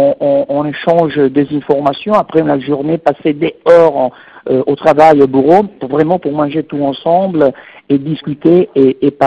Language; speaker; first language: French; non-native, fluent; Italian